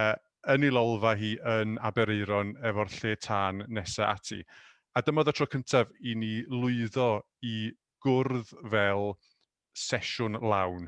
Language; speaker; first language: Welsh; native; Welsh